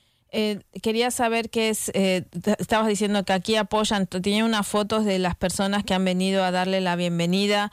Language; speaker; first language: Spanish; native; Spanish